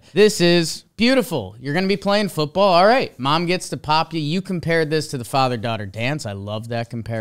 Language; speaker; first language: English; native; English